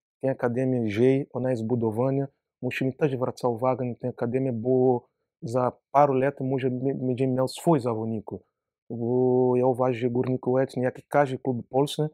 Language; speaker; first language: Polish; non-native, learner; Portuguese